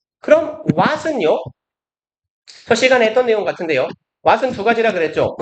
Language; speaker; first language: Korean; native; Korean